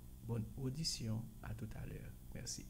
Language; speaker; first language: French; non-native, local second language; Haitian Creole